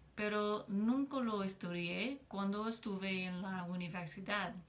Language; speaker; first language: Spanish; non-native, fluent; English